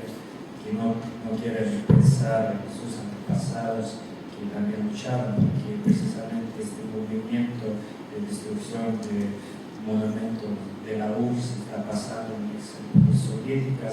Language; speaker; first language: Spanish; non-native, fluent; Russian